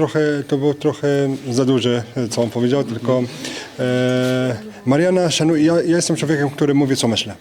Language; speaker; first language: Polish; non-native, fluent; French